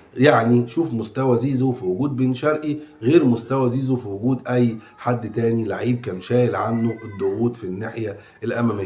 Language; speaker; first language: Arabic; native; Arabic